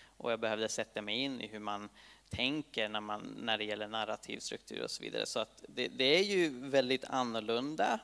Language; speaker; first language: Swedish; native; Swedish